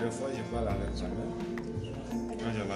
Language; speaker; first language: French; non-native, learner; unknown